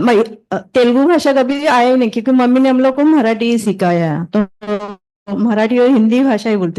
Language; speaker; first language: Hindi; native; Hindi